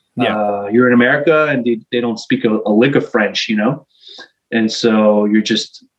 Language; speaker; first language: English; non-native, fluent; French